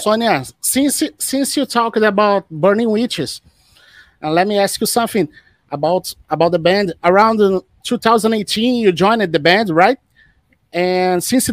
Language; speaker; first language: English; non-native, fluent; Portuguese